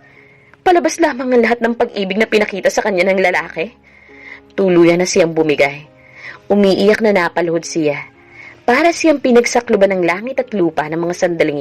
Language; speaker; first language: Filipino; native; Filipino